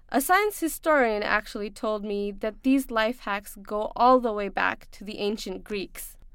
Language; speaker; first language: English; non-native, local second language; Urdu